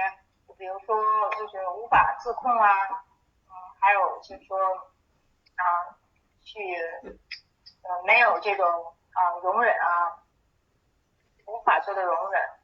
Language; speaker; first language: Chinese; native; Chinese